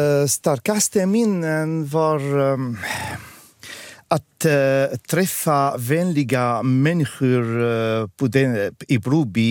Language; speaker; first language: Swedish; non-native, fluent; Arabic